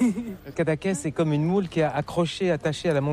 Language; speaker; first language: French; native; French